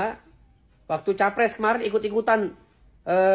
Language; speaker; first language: Indonesian; native; Indonesian